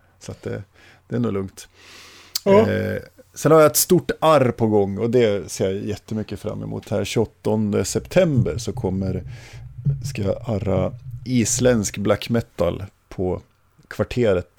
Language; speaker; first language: Swedish; native; Swedish